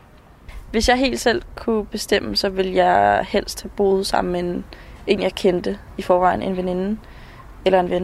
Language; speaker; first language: Danish; native; Danish